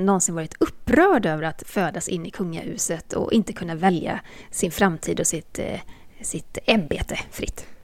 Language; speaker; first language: Swedish; native; Swedish